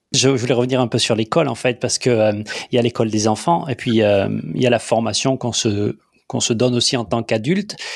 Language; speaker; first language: French; native; French